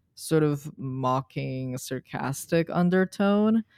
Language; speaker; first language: English; early bilingual, other home language; Serbian